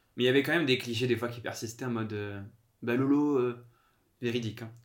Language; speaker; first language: French; native; French